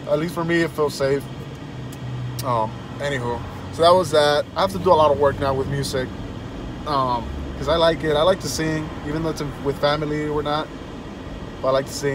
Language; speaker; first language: English; early bilingual, other home language; Spanish